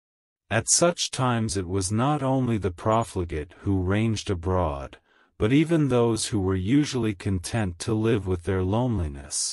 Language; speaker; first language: English; non-native, local second language; Urdu